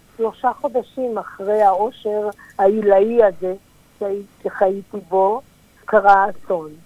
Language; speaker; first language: Hebrew; early bilingual, other home language; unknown